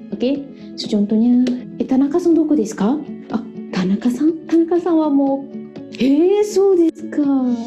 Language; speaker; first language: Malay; native; Malay